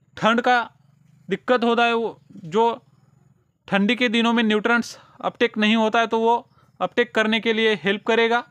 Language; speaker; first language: Hindi; non-native, local second language; Marathi